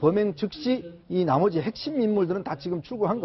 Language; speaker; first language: Korean; native; Korean